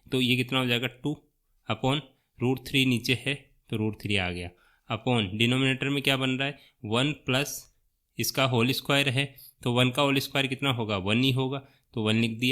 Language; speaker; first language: Hindi; native; Hindi